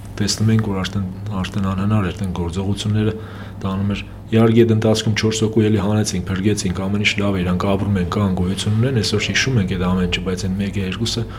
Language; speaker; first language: Armenian; native; Armenian